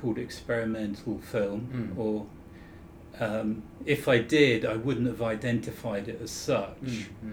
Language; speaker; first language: English; native; English